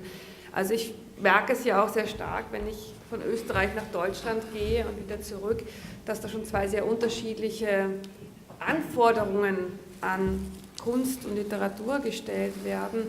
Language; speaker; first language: German; native; German